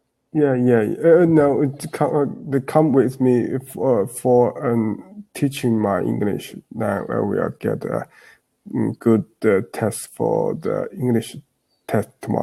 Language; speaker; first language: English; non-native, learner; Chinese